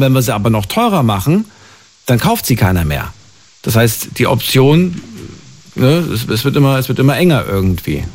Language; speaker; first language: German; native; German